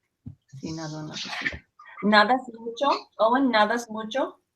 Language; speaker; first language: Spanish; non-native, fluent; English